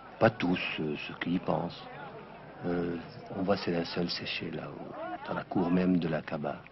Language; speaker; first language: French; non-native, local second language; Arabic